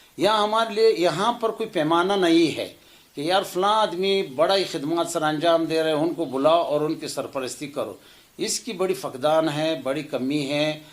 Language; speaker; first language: Urdu; non-native, local second language; Pashto